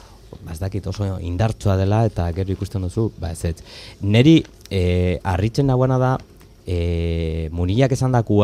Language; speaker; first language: Basque; native; Basque